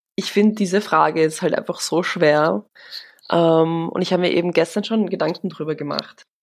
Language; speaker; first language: German; early bilingual, other home language; Polish